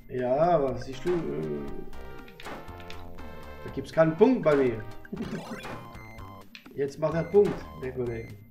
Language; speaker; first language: German; non-native, learner; French